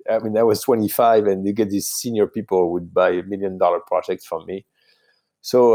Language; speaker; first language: English; non-native, fluent; French